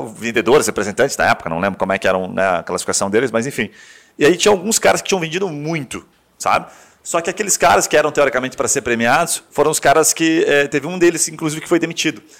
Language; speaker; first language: Portuguese; native; Portuguese